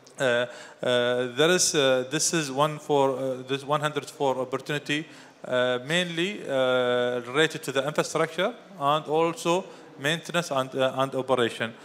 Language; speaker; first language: English; non-native, fluent; Arabic